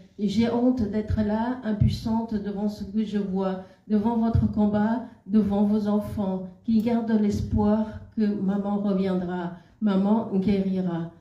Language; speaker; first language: French; non-native, fluent; Khmer